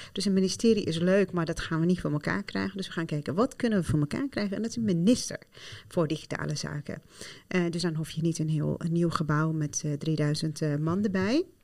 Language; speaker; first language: Dutch; non-native, fluent; Arabic